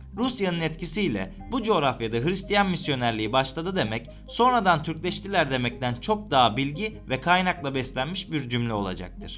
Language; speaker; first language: Turkish; native; Turkish